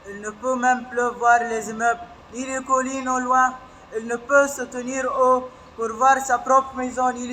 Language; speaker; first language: French; non-native, learner; Arabic